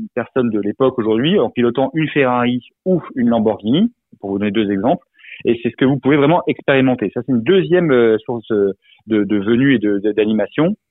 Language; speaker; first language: French; native; French